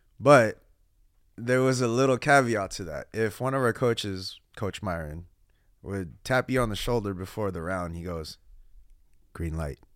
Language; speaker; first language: English; early bilingual, other home language; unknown